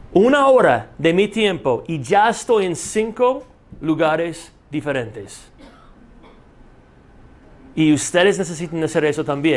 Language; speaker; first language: Spanish; non-native, fluent; English